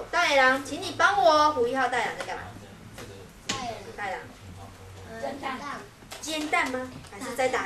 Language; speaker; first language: Chinese; native; Chinese